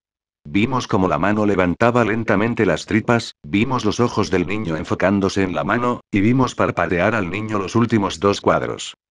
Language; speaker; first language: Spanish; native; Spanish